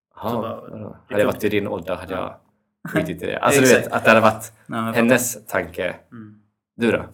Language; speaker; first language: Swedish; early bilingual, other home language; Albanian